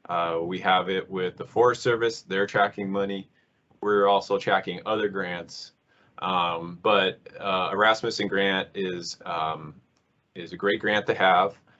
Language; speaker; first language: English; native; English